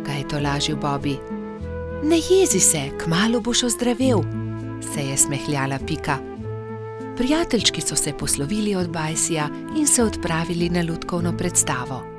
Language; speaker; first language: Slovenian; native; Slovenian